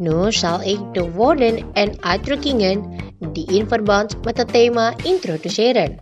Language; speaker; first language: Dutch; non-native, fluent; Indonesian